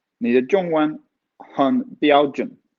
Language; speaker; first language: Chinese; non-native, learner; Swedish